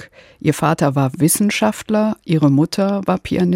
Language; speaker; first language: German; native; German